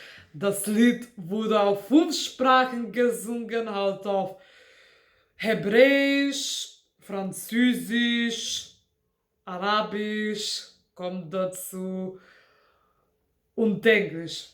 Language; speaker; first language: German; non-native, fluent; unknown